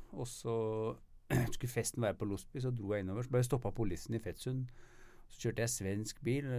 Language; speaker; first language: Norwegian; native; Norwegian